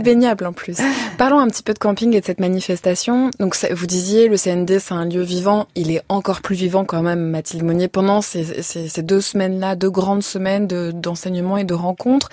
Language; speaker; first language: French; native; French